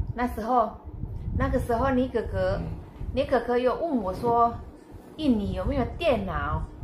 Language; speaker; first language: Chinese; non-native, fluent; Indonesian